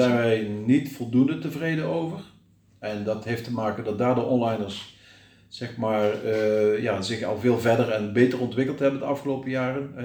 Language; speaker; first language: Dutch; native; Dutch